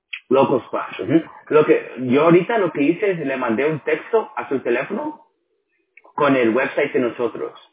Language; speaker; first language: Spanish; early bilingual, other home language; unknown